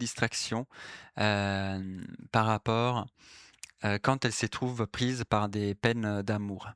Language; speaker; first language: French; native; French